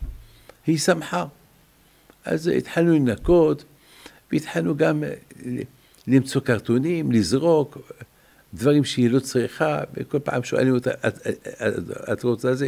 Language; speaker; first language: Hebrew; non-native, fluent; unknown